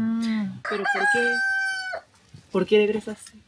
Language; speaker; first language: Spanish; non-native, learner; Korean